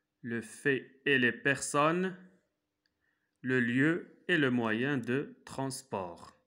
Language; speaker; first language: French; non-native, local second language; Arabic